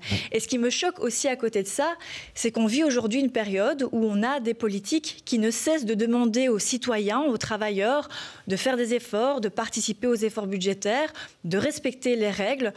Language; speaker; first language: French; native; French